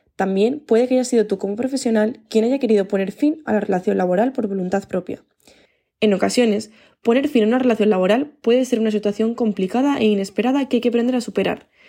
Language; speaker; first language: Spanish; native; Spanish